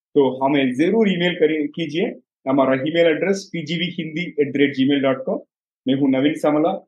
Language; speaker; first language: Hindi; non-native, local second language; Telugu